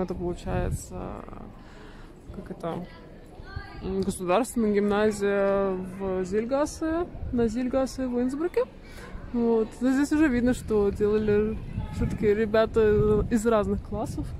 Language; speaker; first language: Russian; native; Russian